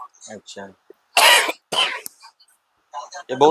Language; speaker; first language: Hindi; non-native, local second language; Bangla